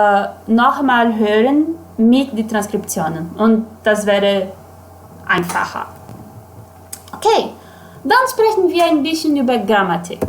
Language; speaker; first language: German; non-native, fluent; Portuguese